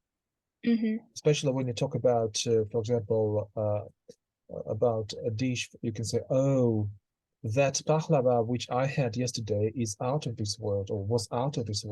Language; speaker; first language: English; non-native, fluent; Russian